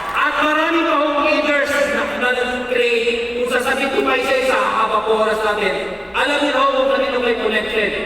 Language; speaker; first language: Filipino; native; Filipino